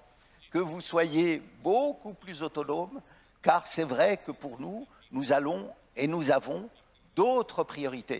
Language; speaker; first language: French; native; French